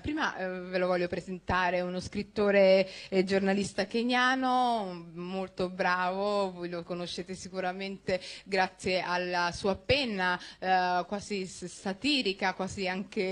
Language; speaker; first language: Italian; early bilingual, other home language; Somali